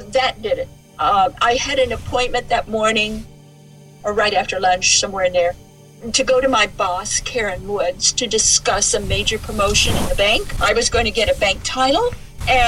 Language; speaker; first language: English; native; English